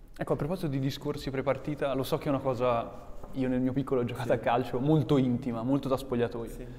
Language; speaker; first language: Italian; native; Italian